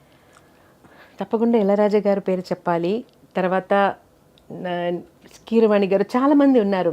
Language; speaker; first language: Telugu; non-native, fluent; Malayalam